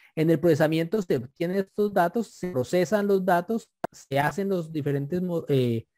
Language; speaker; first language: Spanish; native; Spanish